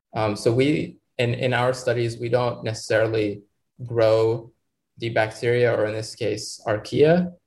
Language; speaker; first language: English; non-native, fluent; Arabic